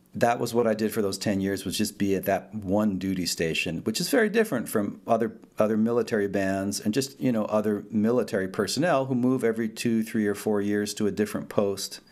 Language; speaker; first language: English; early bilingual, other home language; Italian